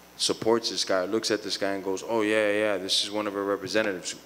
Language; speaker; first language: English; early bilingual, other home language; Spanish